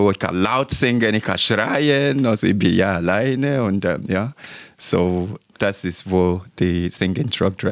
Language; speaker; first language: German; non-native, learner; English